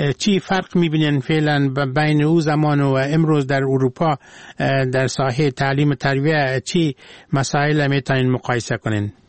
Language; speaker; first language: Persian; native; Persian